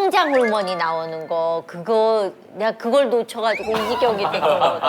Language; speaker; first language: Korean; native; Korean